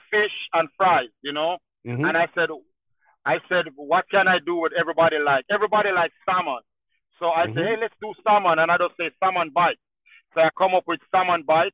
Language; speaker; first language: English; non-native, local second language; Jamaican Creole English